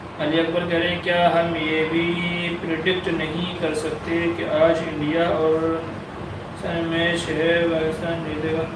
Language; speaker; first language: Urdu; native; Urdu